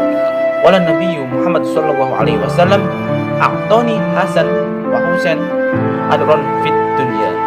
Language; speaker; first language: Arabic; non-native, learner; Indonesian